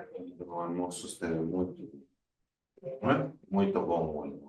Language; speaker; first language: Portuguese; non-native, fluent; Spanish